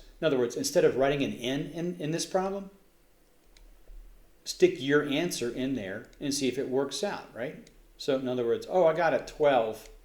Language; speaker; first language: English; native; English